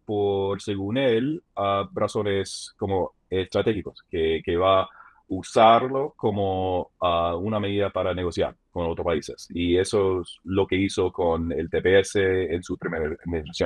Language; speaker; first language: Spanish; non-native, fluent; English